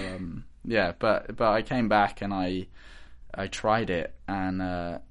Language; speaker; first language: English; native; English